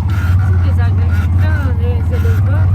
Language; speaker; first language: French; non-native, local second language; Malagasy